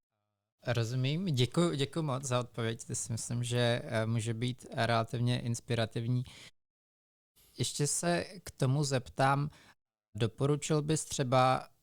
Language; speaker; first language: Czech; native; Czech